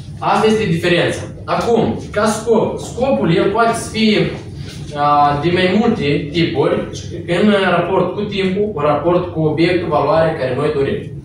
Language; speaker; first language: Romanian; non-native, local second language; Russian